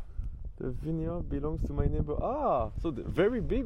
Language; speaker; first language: English; non-native, learner; French